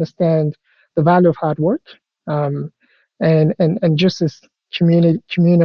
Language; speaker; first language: English; non-native, local second language; Yoruba